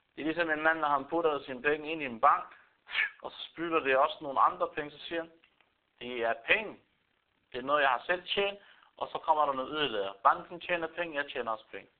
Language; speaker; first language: Danish; non-native, fluent; Arabic